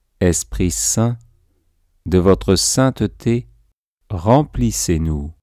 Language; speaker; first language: French; native; French